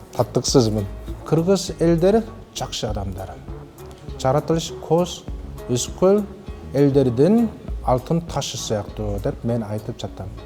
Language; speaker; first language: Kyrgyz; non-native, fluent; Korean